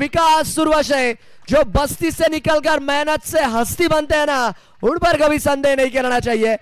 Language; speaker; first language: Hindi; non-native, local second language; Marathi